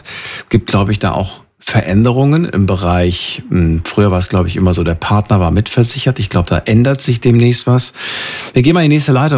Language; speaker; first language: German; native; German